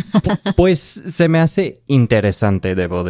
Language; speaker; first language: Spanish; non-native, fluent; English